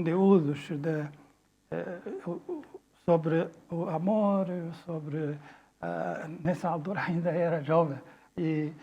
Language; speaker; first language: Portuguese; non-native, fluent; Chinese